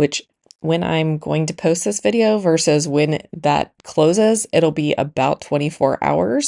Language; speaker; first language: English; native; English